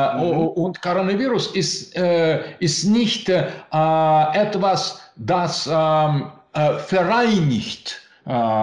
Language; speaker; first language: German; non-native, learner; Russian